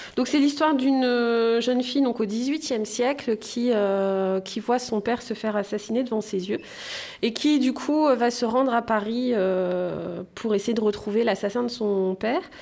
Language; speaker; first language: French; native; French